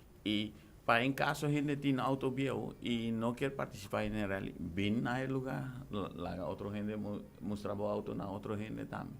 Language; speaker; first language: Spanish; non-native, local second language; Papiamento